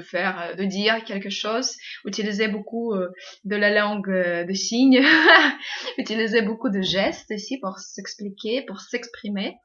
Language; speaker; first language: French; non-native, fluent; Russian